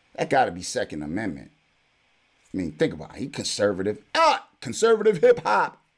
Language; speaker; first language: English; native; English